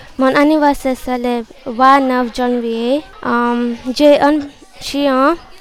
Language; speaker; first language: French; non-native, learner; English